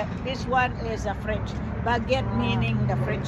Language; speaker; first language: English; non-native, fluent; Filipino